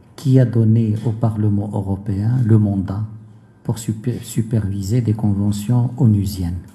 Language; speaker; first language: French; non-native, local second language; Arabic